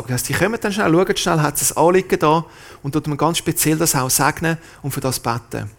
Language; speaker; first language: German; native; German